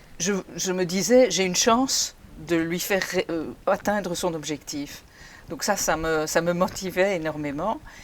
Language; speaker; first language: French; native; French